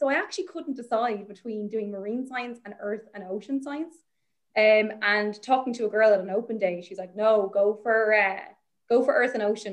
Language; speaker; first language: English; native; English